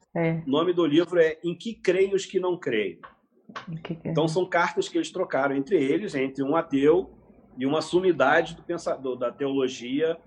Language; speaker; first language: Portuguese; native; Portuguese